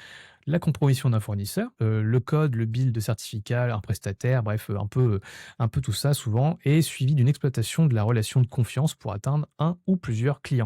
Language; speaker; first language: French; native; French